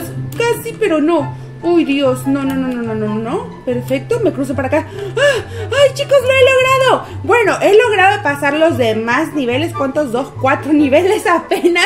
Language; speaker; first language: Spanish; native; Spanish